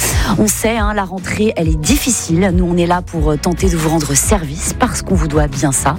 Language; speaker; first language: French; native; French